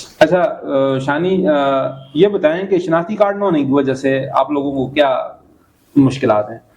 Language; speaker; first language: Urdu; non-native, local second language; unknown